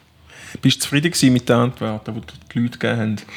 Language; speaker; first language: German; native; German